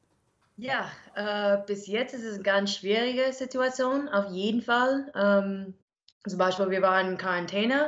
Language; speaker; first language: German; non-native, learner; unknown